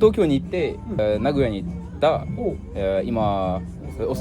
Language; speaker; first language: Japanese; non-native, learner; French